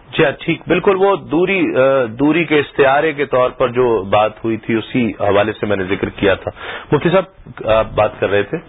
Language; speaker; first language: Urdu; native; Urdu